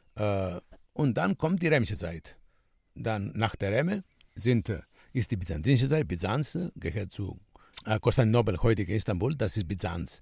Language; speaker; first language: German; non-native, fluent; Greek